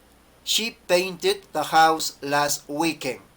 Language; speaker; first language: English; non-native, learner; Spanish